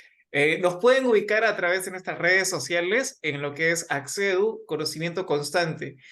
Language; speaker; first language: Spanish; native; Spanish